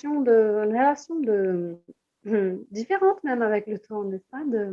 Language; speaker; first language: French; non-native, fluent; Portuguese